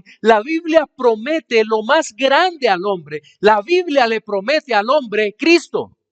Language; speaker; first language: Spanish; native; Spanish